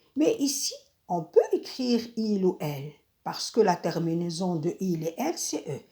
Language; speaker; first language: French; non-native, local second language; Arabic